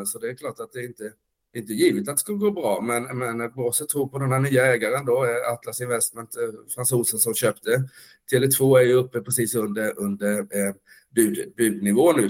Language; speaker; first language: Swedish; native; Swedish